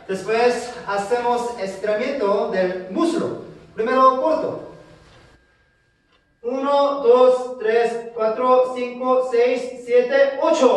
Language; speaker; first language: Spanish; non-native, learner; Korean